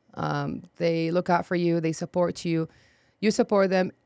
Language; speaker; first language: English; non-native, fluent; Arabic